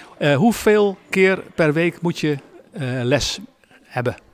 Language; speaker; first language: Dutch; native; Dutch